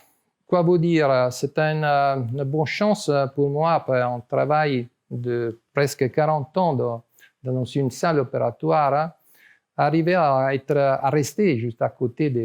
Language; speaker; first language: French; non-native, learner; Italian